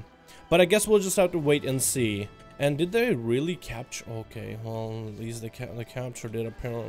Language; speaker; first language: English; native; English